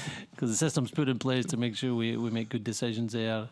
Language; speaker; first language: English; native; English